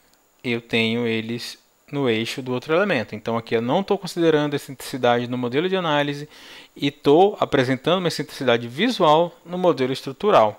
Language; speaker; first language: Portuguese; native; Portuguese